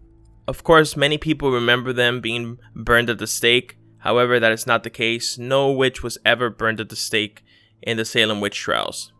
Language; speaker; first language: English; native; English